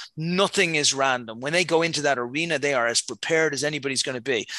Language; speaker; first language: English; native; English